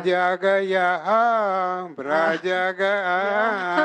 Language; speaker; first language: Russian; native; Russian